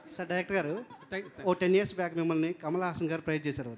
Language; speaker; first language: Telugu; native; Telugu